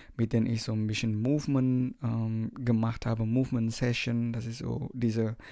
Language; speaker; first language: German; non-native, fluent; Indonesian